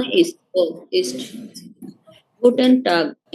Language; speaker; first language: German; non-native, learner; Bangla